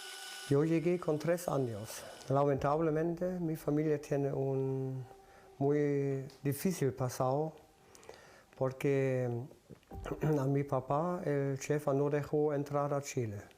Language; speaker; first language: Spanish; early bilingual, other home language; German